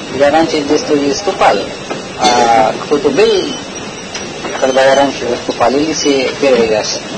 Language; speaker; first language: Russian; non-native, learner; Hindi